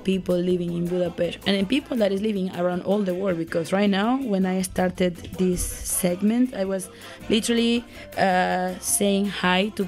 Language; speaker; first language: English; non-native, fluent; Spanish